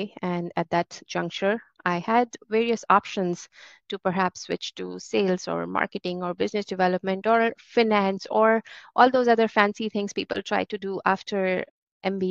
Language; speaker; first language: English; non-native, local second language; Hindi